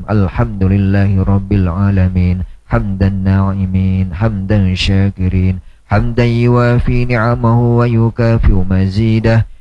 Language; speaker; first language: Arabic; non-native, fluent; Indonesian